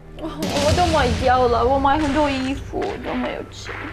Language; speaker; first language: Chinese; non-native, fluent; Russian